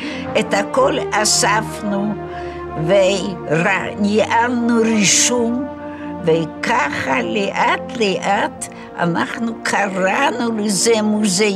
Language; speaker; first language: Hebrew; non-native, fluent; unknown